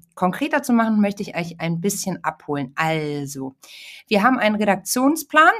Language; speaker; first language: German; native; German